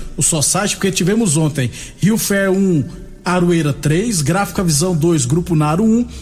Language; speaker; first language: Portuguese; native; Portuguese